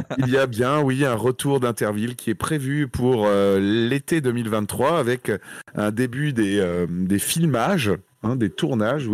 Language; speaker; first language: French; native; French